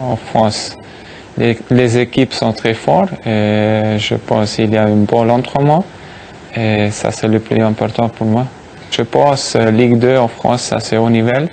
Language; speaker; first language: French; non-native, learner; German